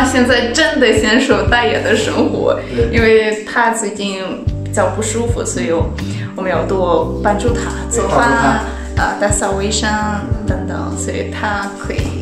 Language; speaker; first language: Chinese; non-native, fluent; Russian